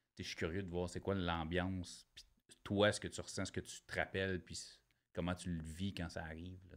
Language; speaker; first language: French; native; French